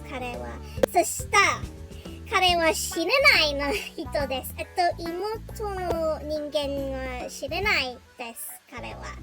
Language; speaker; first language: Japanese; non-native, learner; English